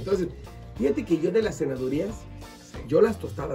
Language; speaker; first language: Spanish; native; Spanish